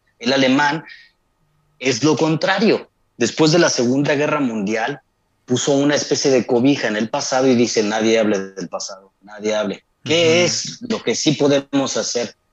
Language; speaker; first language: Spanish; native; Spanish